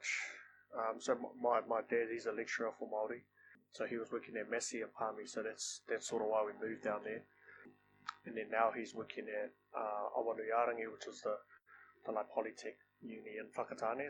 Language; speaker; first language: English; non-native, local second language; Māori